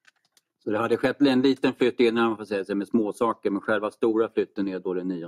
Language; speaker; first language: Swedish; native; Swedish